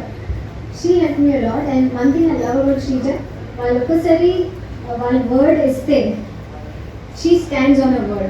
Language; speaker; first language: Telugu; non-native, learner; Hindi